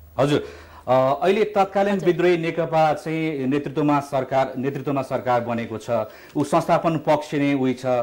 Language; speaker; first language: Nepali; native; Nepali